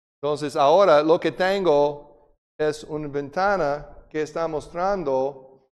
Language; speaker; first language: Spanish; non-native, fluent; English